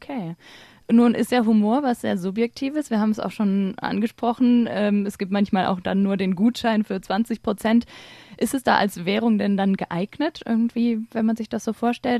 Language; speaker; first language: German; native; German